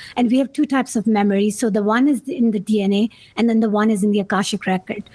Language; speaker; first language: English; non-native, local second language; Urdu